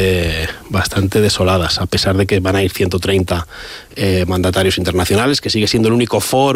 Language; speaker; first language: Spanish; native; Spanish